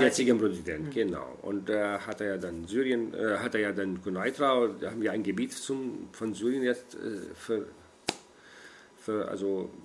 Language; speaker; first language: German; non-native, fluent; Arabic